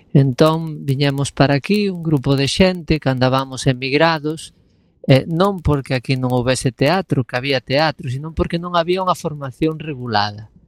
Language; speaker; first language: Galician; native; Galician